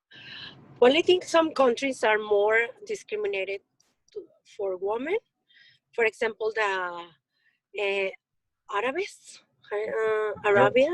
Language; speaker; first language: English; non-native, learner; Spanish